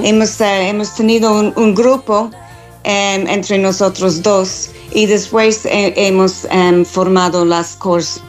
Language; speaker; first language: Spanish; non-native, learner; English